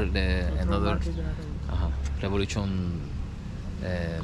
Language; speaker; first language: English; non-native, fluent; Spanish